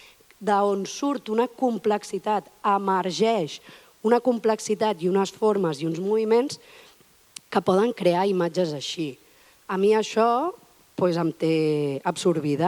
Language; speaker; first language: Catalan; native; Catalan